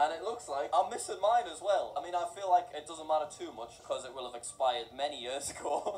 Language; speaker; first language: English; native; English